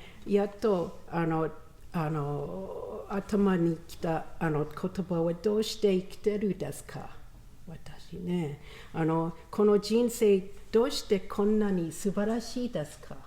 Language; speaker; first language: Japanese; non-native, learner; English